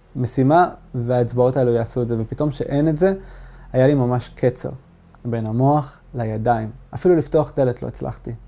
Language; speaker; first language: Hebrew; non-native, local second language; Arabic